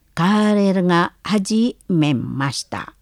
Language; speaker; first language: Japanese; non-native, learner; Indonesian